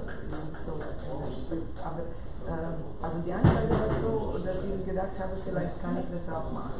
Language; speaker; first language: German; non-native, fluent; Serbian